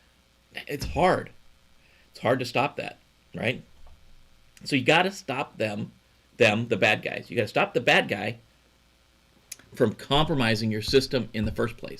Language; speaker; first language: English; native; English